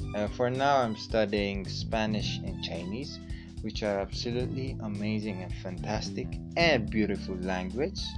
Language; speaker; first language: English; non-native, fluent; Amharic